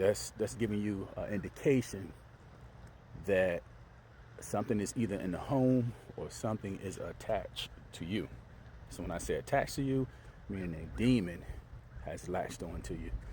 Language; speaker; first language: English; native; English